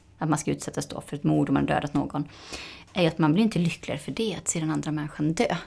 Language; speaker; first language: Swedish; native; Swedish